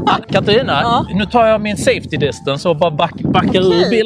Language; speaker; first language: Swedish; native; Swedish